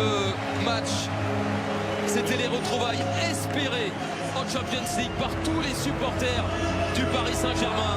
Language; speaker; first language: French; native; French